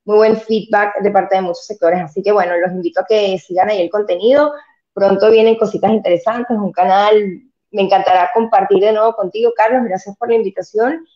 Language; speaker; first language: Spanish; native; Spanish